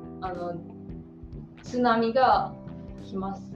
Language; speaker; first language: Japanese; non-native, learner; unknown